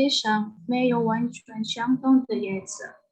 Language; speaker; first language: Chinese; non-native, learner; Indonesian